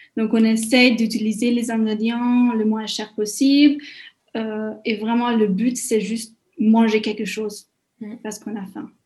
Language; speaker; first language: French; non-native, fluent; Hungarian